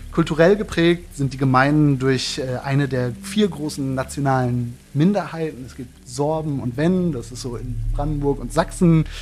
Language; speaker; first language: German; native; German